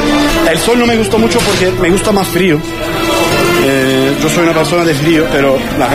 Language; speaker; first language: Spanish; non-native, learner; Turkish